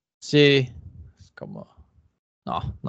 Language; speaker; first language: Spanish; non-native, fluent; Swedish